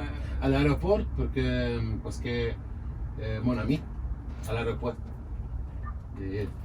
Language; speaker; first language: French; non-native, learner; Italian